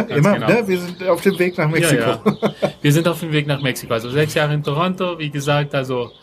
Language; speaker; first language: German; non-native, fluent; Spanish